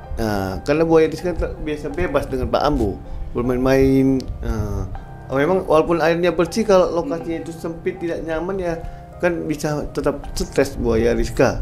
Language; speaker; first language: Indonesian; native; Indonesian